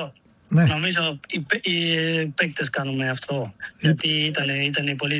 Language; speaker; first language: Greek; non-native, learner; Spanish